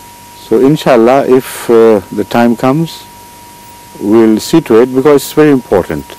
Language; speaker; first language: English; non-native, local second language; Urdu